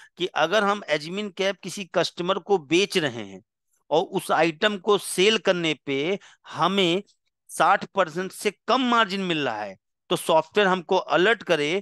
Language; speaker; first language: Hindi; non-native, local second language; Gujarati